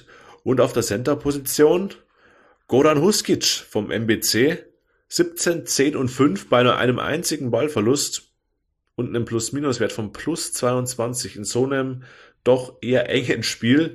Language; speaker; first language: German; native; German